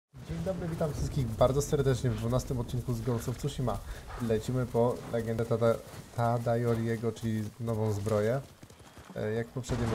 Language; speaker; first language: Polish; native; Polish